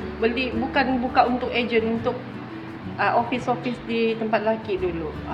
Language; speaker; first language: Malay; native; Malay